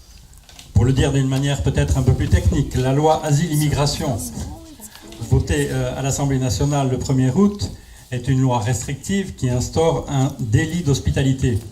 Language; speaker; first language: French; native; French